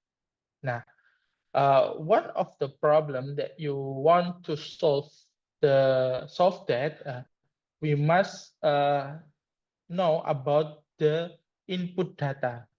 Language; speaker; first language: English; non-native, learner; Indonesian